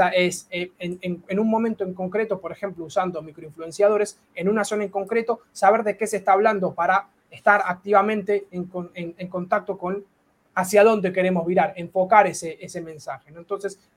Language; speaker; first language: Spanish; native; Spanish